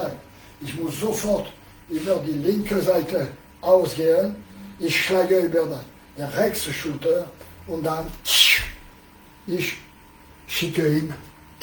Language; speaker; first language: German; non-native, learner; French